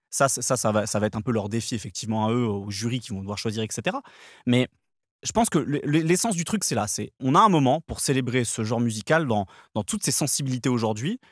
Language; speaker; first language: French; native; French